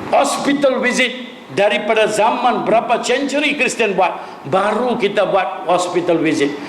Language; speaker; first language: Malay; non-native, local second language; Min Nan Chinese